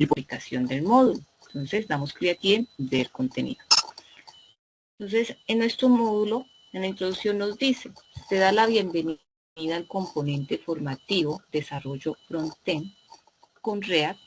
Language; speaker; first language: Spanish; native; Spanish